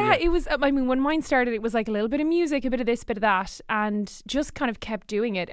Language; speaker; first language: English; native; English